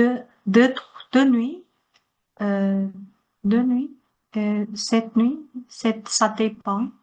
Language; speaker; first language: French; non-native, learner; Chinese